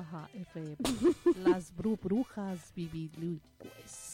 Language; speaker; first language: Spanish; native; Spanish